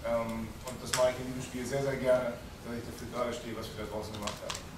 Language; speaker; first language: German; native; German